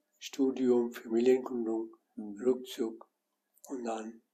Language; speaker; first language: German; non-native, learner; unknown